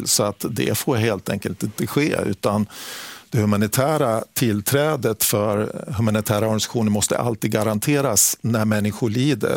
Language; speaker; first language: Swedish; native; Swedish